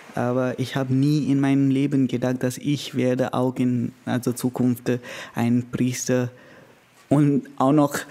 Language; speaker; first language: German; non-native, learner; Konkani